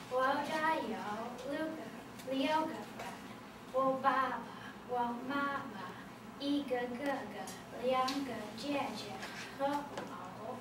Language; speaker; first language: Chinese; non-native, learner; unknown